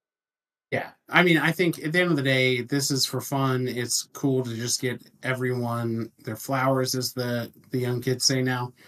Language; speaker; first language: English; native; English